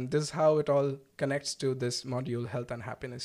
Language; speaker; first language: English; non-native, local second language; Malayalam